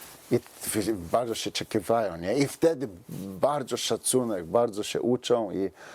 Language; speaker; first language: Polish; non-native, fluent; English